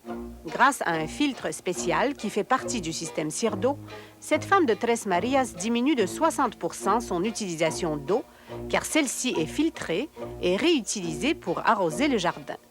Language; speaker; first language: French; native; French